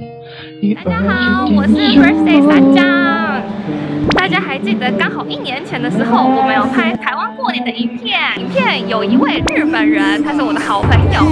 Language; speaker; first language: Chinese; non-native, fluent; Japanese